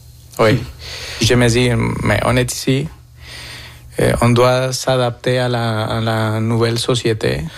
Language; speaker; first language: French; non-native, fluent; Spanish